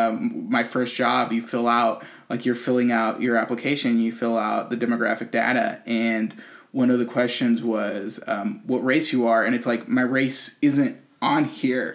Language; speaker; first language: English; native; English